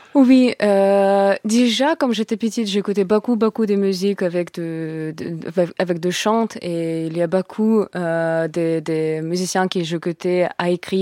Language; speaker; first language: French; non-native, learner; Russian